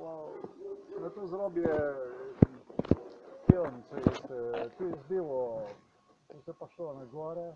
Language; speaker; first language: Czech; non-native, learner; Polish